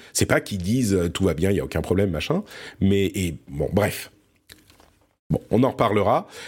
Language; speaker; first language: French; early bilingual, other home language; Arabic